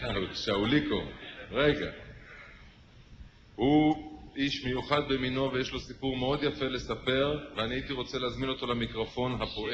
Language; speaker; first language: Hebrew; native; Hebrew